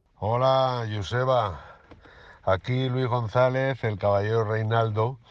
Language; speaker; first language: Spanish; native; Spanish